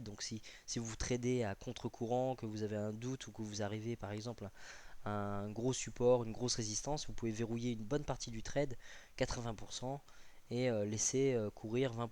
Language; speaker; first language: French; native; French